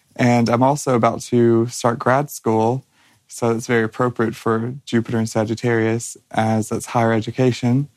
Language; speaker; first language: English; native; English